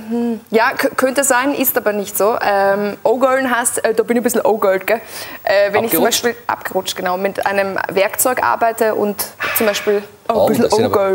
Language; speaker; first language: German; native; German